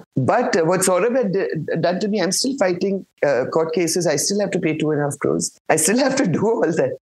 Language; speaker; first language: English; non-native, local second language; Malayalam